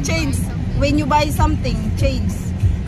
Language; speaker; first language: English; non-native, local second language; Filipino